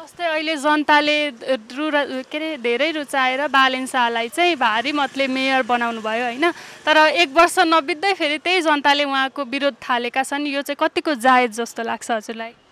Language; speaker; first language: Nepali; native; Nepali